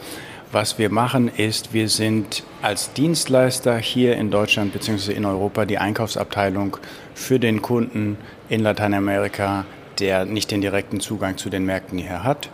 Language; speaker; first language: German; native; German